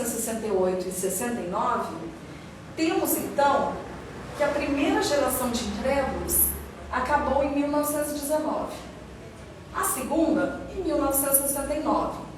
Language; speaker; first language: Portuguese; native; Portuguese